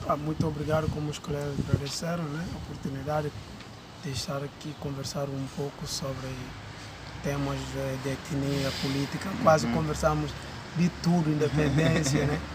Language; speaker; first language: Portuguese; non-native, local second language; Upper Guinea Crioulo